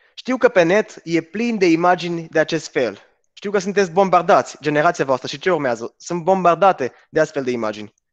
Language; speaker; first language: Romanian; native; Romanian